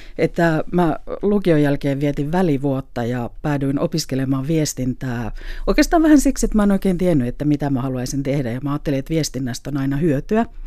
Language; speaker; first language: Finnish; native; Finnish